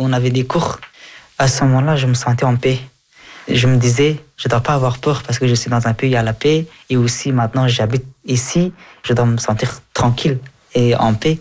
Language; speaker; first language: French; early bilingual, other home language; Persian